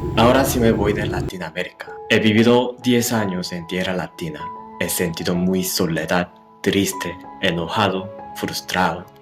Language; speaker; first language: Spanish; non-native, fluent; Korean